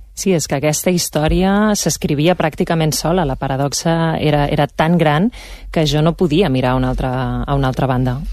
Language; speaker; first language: Catalan; native; Catalan